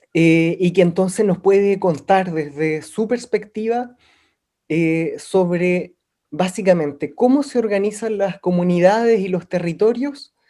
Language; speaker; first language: Spanish; native; Spanish